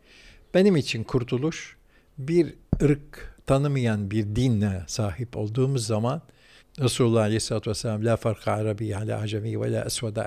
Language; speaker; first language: Turkish; early bilingual, heritage; Turkish